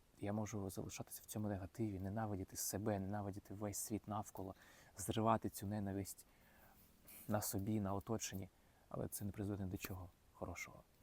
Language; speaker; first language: Ukrainian; non-native, local second language; Russian